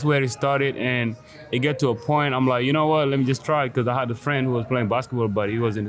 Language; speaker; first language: English; non-native, fluent; Wolof